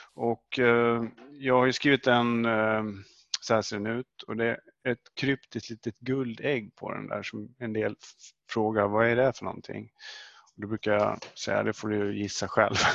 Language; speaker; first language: Swedish; native; Swedish